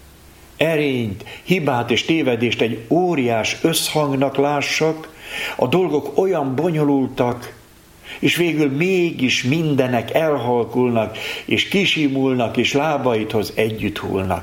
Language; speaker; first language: Hungarian; native; Hungarian